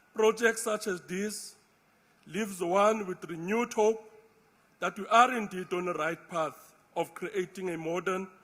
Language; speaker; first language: English; non-native, local second language; Afrikaans